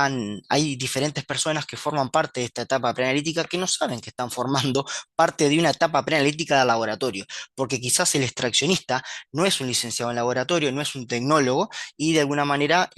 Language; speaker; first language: Spanish; native; Spanish